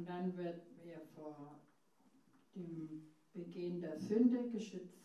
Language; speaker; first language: German; non-native, fluent; English